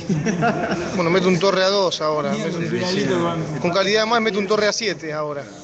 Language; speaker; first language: Spanish; native; Spanish